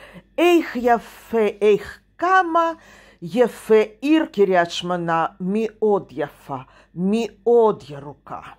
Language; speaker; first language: Hebrew; non-native, fluent; Russian